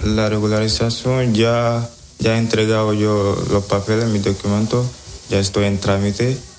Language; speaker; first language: Spanish; non-native, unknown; Wolof